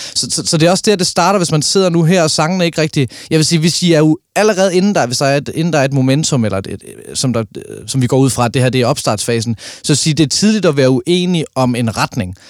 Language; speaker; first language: Danish; native; Danish